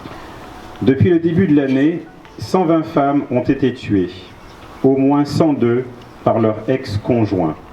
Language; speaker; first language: French; native; French